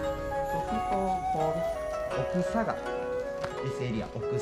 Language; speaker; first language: English; non-native, learner; Japanese